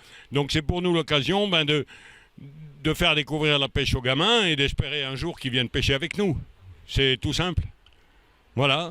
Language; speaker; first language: French; native; French